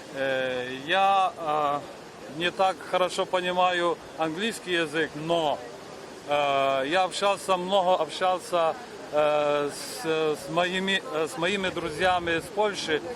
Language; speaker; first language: Russian; non-native, local second language; Ukrainian